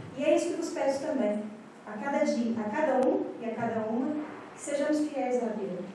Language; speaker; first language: Portuguese; native; Portuguese